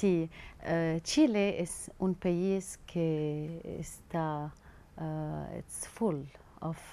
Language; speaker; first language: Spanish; non-native, learner; Arabic